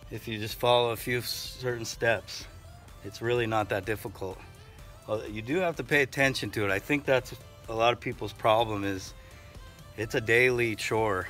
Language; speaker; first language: English; native; English